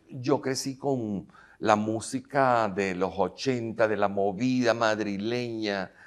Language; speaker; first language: Spanish; native; Spanish